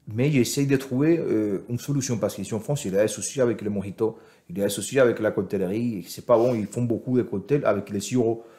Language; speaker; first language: French; non-native, fluent; Spanish